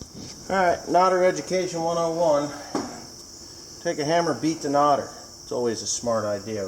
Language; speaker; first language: English; native; English